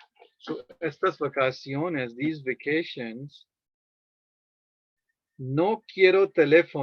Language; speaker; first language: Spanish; non-native, fluent; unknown